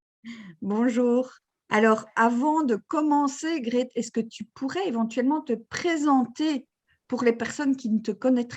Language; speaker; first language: French; native; French